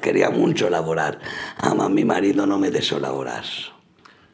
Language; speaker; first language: Spanish; early bilingual, heritage; Spanish